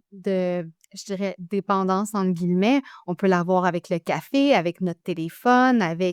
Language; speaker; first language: French; native; French